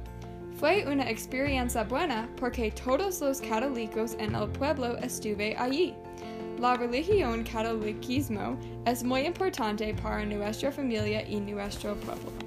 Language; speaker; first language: Spanish; non-native, learner; English